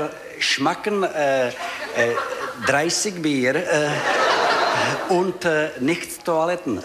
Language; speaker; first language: German; non-native, learner; Czech